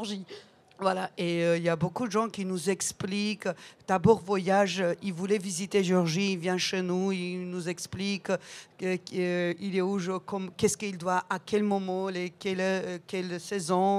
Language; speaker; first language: French; non-native, learner; Georgian